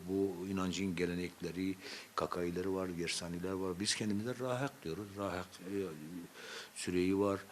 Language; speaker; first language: Turkish; non-native, local second language; Zaza